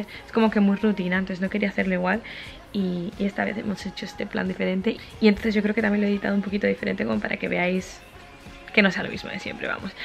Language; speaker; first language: Spanish; native; Spanish